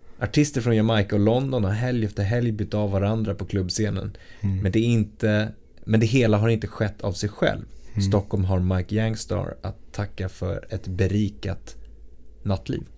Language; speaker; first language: Swedish; native; Swedish